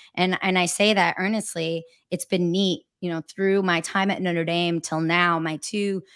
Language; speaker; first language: English; native; English